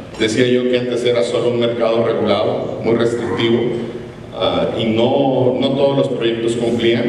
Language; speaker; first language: Spanish; native; Spanish